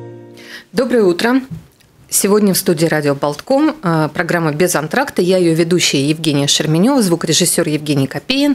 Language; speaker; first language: Russian; native; Russian